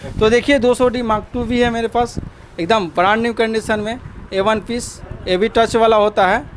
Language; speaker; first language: Hindi; native; Hindi